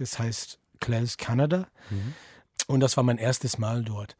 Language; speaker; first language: German; non-native, fluent; English